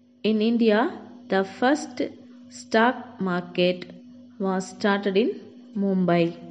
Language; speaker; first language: English; non-native, local second language; Tamil